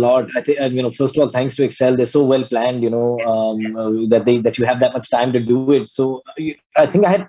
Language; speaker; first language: English; native; English